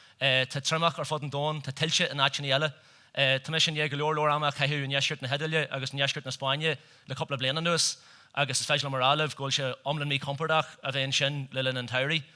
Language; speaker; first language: Irish; native; Irish